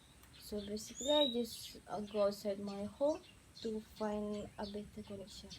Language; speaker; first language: English; non-native, learner; Malay